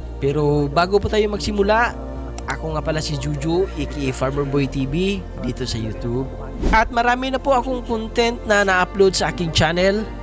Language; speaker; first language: Filipino; non-native, local second language; Cebuano